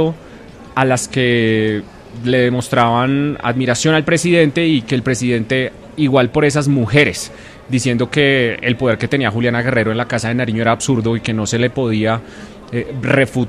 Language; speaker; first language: Spanish; native; Spanish